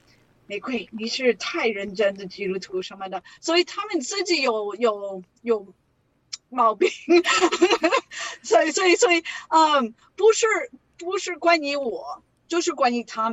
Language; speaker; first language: Chinese; non-native, learner; English